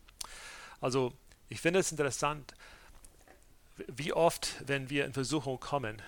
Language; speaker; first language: German; non-native, fluent; English